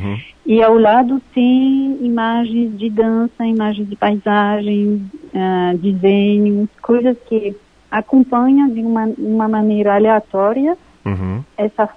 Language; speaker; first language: Portuguese; non-native, fluent; French